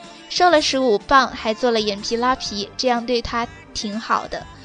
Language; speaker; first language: Chinese; native; Chinese